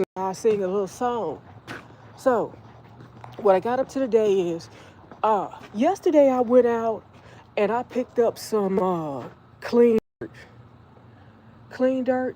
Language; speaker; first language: English; native; English